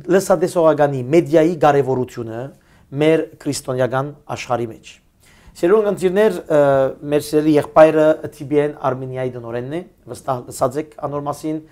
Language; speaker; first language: Armenian; early bilingual, heritage; Armenian